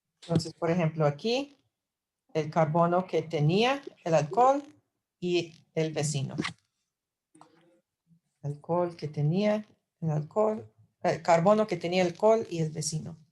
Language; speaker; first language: Spanish; non-native, fluent; English